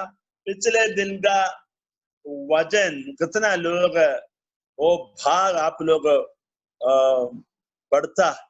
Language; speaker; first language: Hindi; non-native, learner; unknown